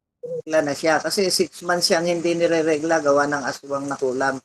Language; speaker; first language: Filipino; non-native, local second language; Iloko